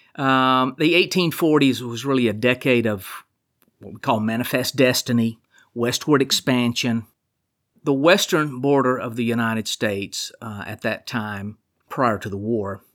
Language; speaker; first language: English; native; English